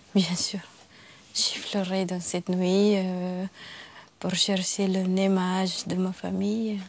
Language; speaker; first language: French; non-native, learner; Filipino